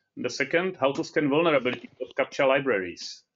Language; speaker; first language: English; non-native, fluent; Czech